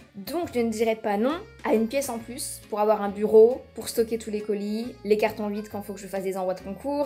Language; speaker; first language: French; native; French